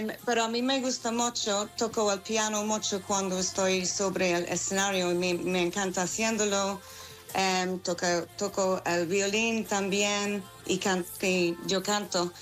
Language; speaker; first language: Spanish; non-native, fluent; English